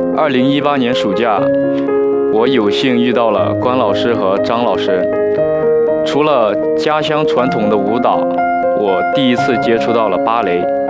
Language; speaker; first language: Chinese; non-native, local second language; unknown